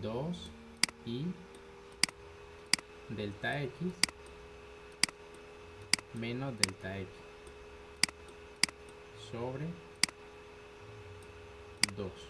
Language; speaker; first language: Spanish; native; Spanish